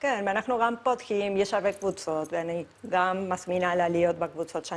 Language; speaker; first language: Hebrew; non-native, fluent; Spanish